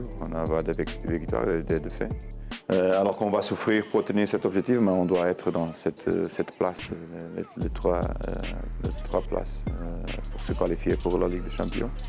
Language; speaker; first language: French; non-native, learner; Portuguese